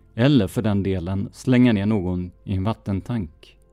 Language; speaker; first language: Swedish; native; Swedish